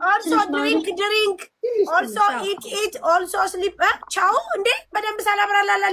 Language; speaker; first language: English; non-native, learner; Amharic